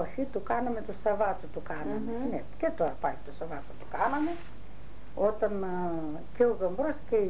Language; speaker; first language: Greek; native; Greek